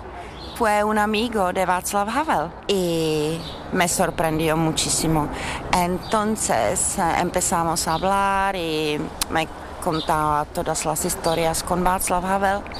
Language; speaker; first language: Spanish; non-native, fluent; Czech